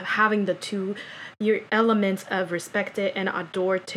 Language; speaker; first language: English; non-native, fluent; Japanese